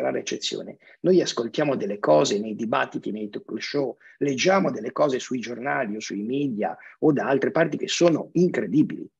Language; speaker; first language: Italian; native; Italian